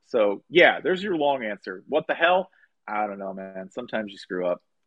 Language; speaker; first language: English; native; English